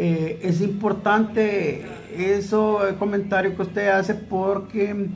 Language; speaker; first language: Spanish; native; Spanish